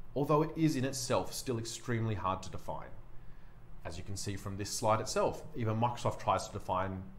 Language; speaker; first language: English; native; English